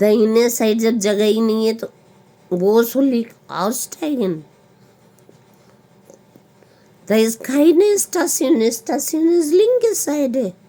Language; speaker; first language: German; non-native, learner; Hindi